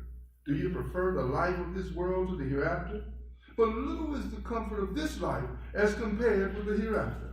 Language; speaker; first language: English; native; English